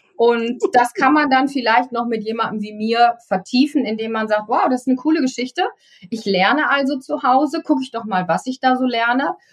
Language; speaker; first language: German; native; German